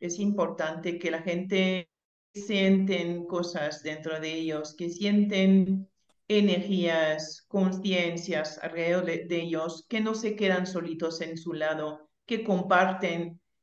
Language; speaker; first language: Spanish; non-native, fluent; French